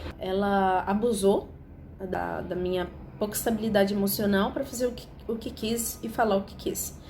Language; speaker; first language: Portuguese; native; Portuguese